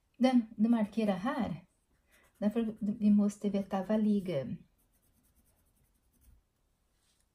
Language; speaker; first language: Swedish; non-native, learner; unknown